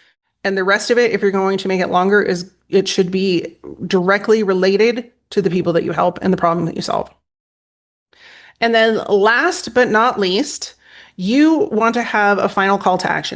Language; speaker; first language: English; native; English